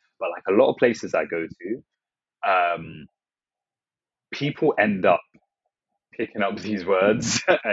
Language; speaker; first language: English; native; English